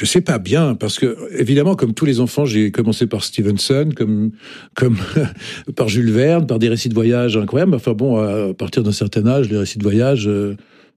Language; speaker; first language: French; native; French